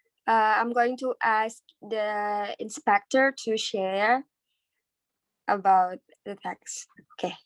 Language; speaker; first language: English; non-native, learner; Indonesian